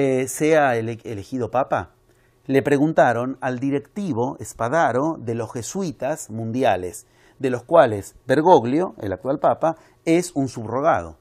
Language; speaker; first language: Spanish; native; Spanish